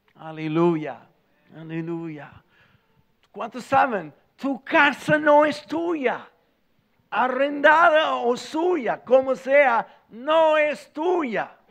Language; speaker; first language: Spanish; non-native, fluent; English